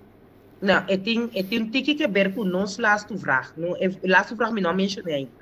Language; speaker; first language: Dutch; non-native, local second language; Papiamento